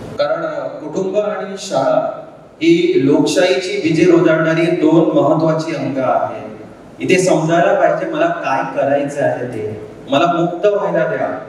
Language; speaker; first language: Marathi; native; Marathi